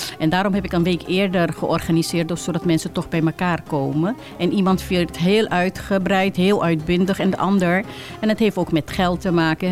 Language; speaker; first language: Dutch; early bilingual, other home language; Caribbean Hindustani